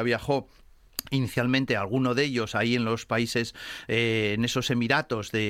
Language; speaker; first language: Spanish; native; Spanish